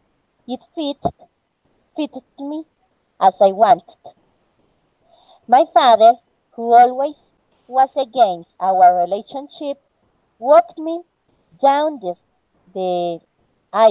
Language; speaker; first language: English; non-native, learner; Spanish